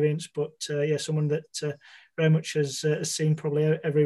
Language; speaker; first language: English; native; English